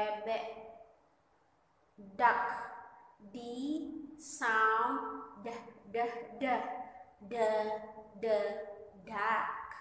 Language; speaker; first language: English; non-native, learner; Indonesian